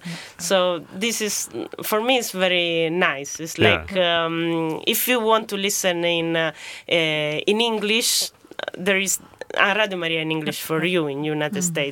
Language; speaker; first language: English; non-native, fluent; Italian